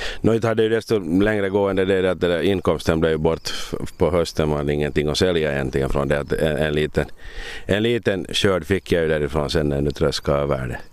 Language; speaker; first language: Swedish; native; Swedish